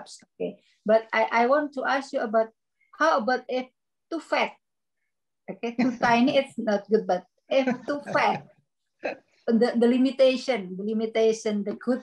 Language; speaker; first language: English; non-native, learner; Indonesian